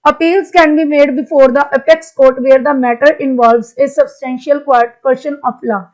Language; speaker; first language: English; non-native, local second language; Punjabi